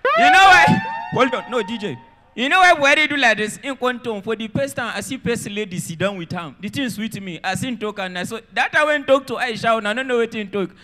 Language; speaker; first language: Nigerian Pidgin; non-native, local second language; Hausa